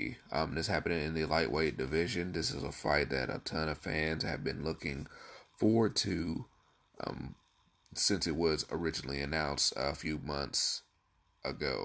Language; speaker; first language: English; native; English